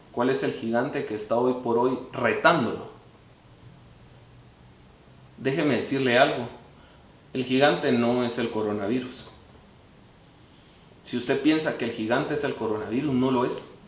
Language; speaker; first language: Spanish; native; Spanish